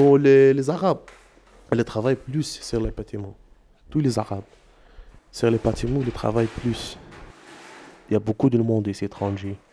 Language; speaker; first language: French; non-native, learner; Arabic